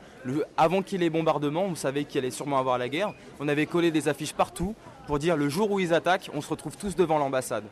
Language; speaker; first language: French; native; French